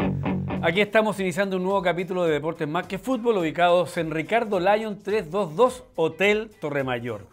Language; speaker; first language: Spanish; native; Spanish